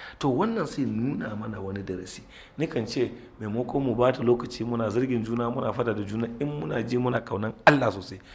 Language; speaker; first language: Hausa; native; Hausa